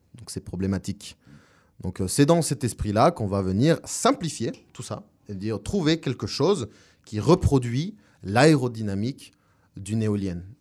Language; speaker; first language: French; non-native, fluent; Spanish